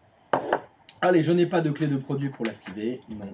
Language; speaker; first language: French; native; French